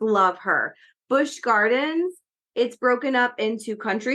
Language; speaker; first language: English; native; English